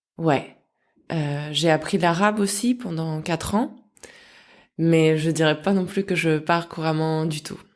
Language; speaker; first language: French; early bilingual, other home language; Russian